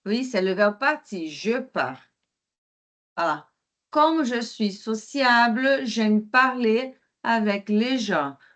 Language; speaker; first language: French; non-native, fluent; Portuguese